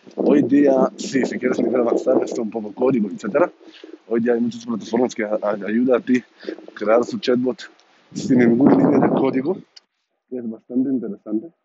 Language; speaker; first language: Spanish; non-native, fluent; Hebrew